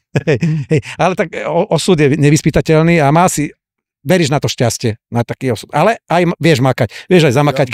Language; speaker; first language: Slovak; native; Slovak